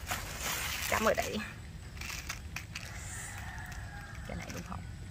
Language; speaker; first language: Vietnamese; non-native, learner; Thai